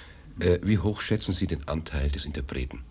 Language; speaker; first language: German; native; German